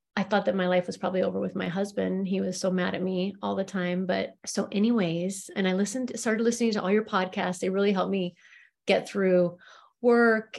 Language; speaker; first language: English; native; English